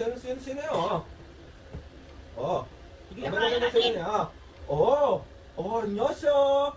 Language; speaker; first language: Korean; non-native, learner; Filipino